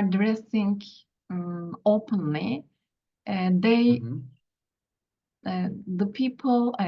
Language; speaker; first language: English; non-native, learner; Turkish